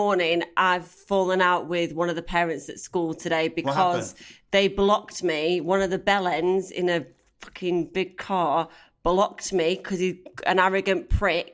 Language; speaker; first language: English; native; English